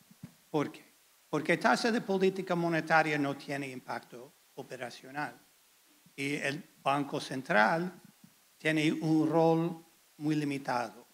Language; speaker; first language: Spanish; non-native, fluent; English